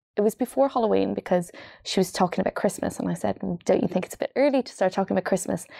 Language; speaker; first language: English; native; English